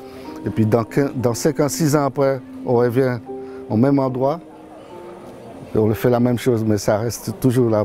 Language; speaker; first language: French; non-native, local second language; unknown